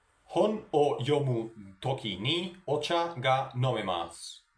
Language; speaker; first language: Japanese; non-native, learner; Spanish